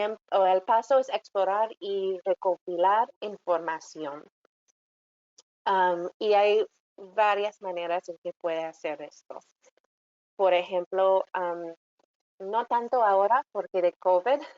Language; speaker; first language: Spanish; non-native, fluent; English